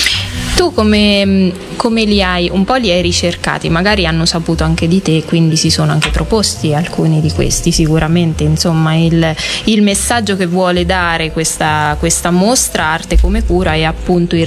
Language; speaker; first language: Italian; native; Italian